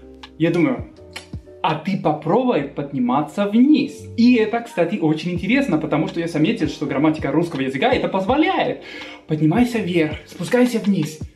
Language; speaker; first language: Russian; non-native, fluent; Spanish